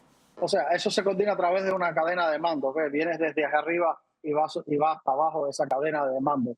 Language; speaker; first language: Spanish; native; Spanish